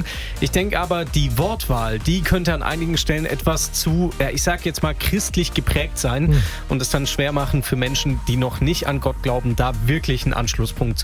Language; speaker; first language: German; native; German